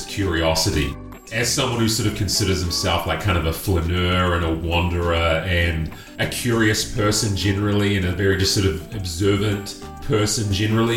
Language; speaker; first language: English; native; English